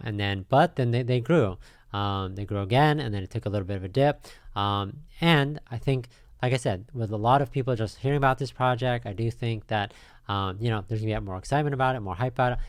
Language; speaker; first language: English; native; English